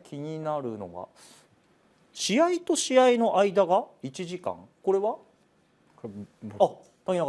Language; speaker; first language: Japanese; native; Japanese